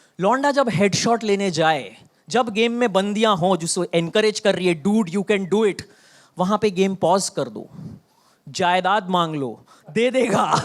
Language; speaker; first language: Hindi; non-native, local second language; Bangla